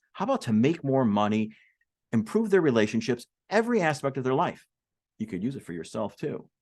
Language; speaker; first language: English; native; English